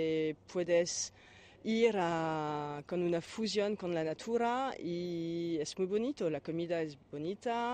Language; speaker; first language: Spanish; non-native, fluent; French